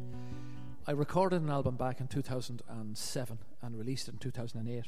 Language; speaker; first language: English; native; English